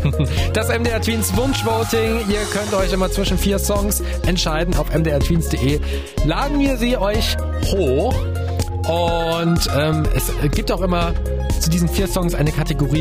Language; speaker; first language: German; native; German